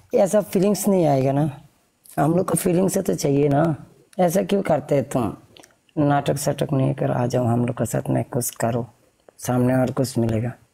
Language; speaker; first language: Hindi; non-native, fluent; Bangla